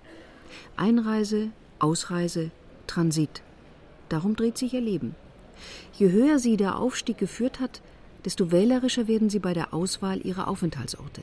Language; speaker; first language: German; native; German